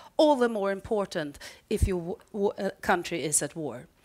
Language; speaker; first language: English; non-native, fluent; Swedish